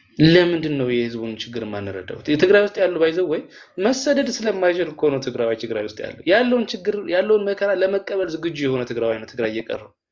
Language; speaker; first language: Amharic; non-native, local second language; Tigrinya